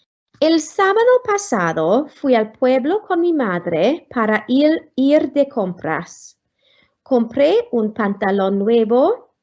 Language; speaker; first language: Spanish; non-native, fluent; Welsh